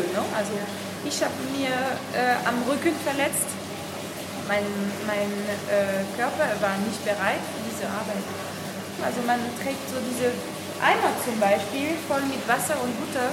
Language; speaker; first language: German; non-native, learner; French